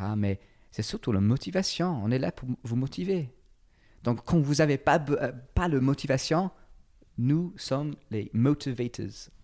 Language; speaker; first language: French; non-native, fluent; English